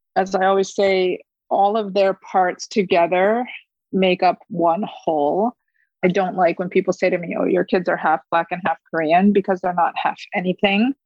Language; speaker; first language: English; early bilingual, other home language; Korean